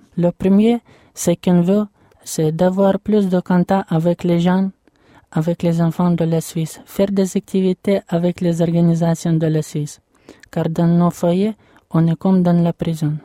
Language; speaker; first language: French; non-native, fluent; Russian